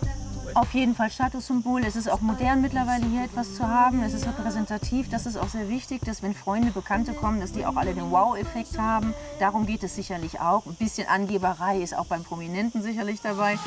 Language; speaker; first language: German; native; German